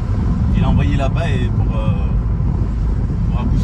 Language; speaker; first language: French; non-native, local second language; Comorian